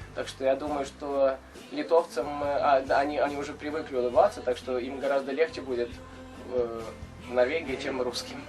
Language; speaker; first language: Russian; early bilingual, heritage; Russian